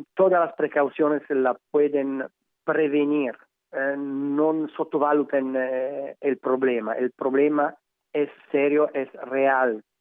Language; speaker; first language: Spanish; non-native, learner; Italian